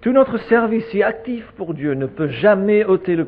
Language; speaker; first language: French; native; French